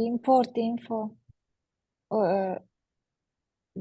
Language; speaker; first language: English; non-native, learner; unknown